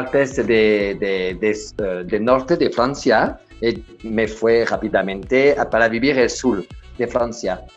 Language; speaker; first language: Spanish; non-native, learner; French